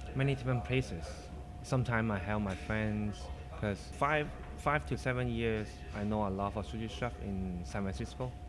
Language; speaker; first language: English; non-native, local second language; Cantonese